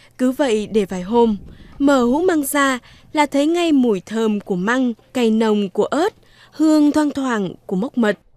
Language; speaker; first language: Vietnamese; native; Vietnamese